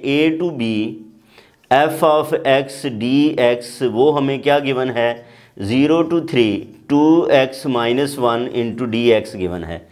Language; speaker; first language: Urdu; non-native, local second language; Punjabi